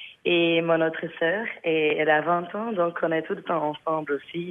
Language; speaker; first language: French; non-native, learner; Portuguese